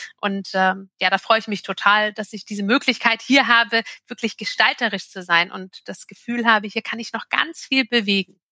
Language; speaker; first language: German; early bilingual, other home language; Turkish